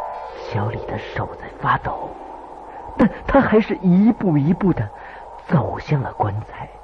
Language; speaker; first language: Chinese; native; Chinese